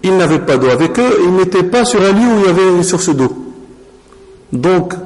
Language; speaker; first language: French; non-native, local second language; Arabic